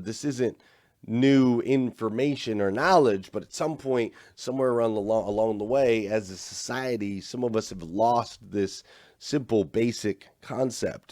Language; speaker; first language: English; native; English